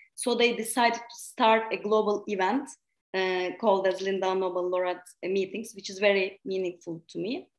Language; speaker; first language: English; non-native, fluent; Turkish